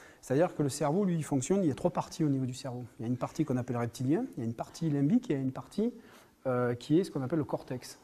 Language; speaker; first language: French; native; French